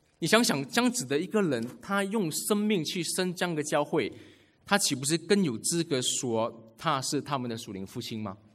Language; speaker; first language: Chinese; native; Chinese